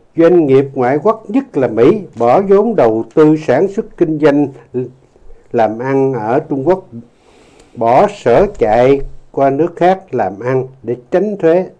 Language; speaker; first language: Vietnamese; native; Vietnamese